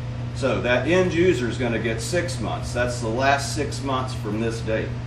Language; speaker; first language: English; native; English